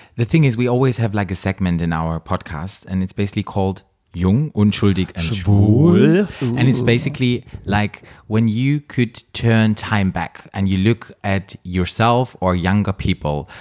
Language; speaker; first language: English; non-native, fluent; German